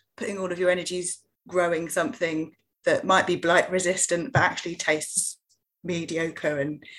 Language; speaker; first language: English; native; English